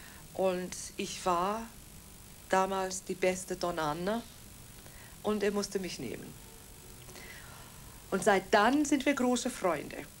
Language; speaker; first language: German; non-native, fluent; Welsh